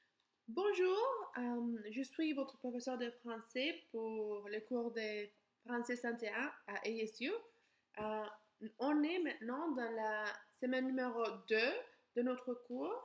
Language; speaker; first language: French; non-native, learner; English